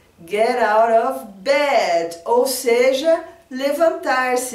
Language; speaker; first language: English; non-native, fluent; Portuguese